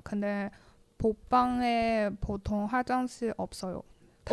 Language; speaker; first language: Korean; non-native, learner; Chinese